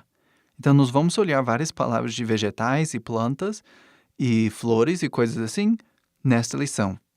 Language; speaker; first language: Portuguese; non-native, fluent; English